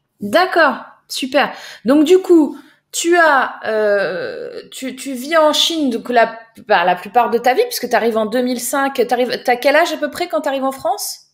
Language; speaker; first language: French; native; French